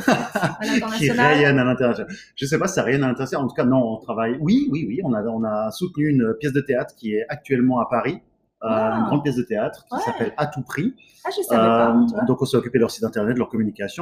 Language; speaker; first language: French; native; French